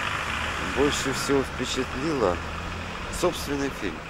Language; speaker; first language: Russian; native; Russian